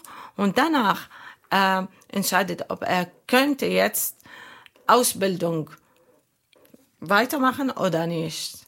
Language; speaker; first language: German; non-native, fluent; Arabic